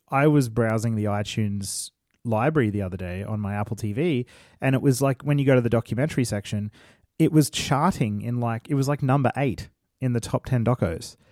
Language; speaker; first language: English; native; English